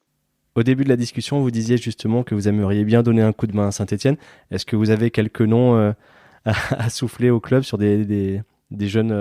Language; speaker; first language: French; native; French